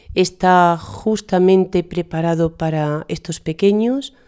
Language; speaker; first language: Spanish; native; Spanish